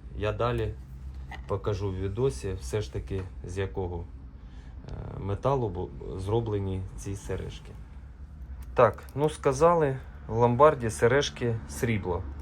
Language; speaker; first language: Ukrainian; non-native, local second language; Russian